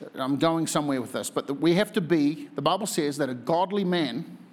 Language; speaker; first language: English; native; English